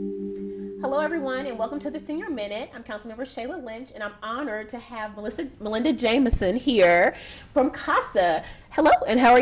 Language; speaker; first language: English; native; English